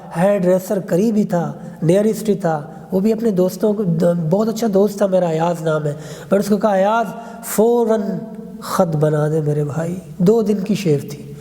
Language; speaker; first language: Urdu; non-native, local second language; Pashto